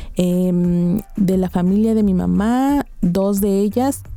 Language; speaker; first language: Spanish; native; Spanish